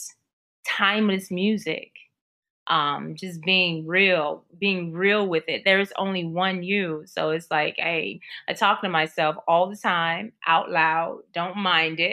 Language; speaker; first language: English; native; English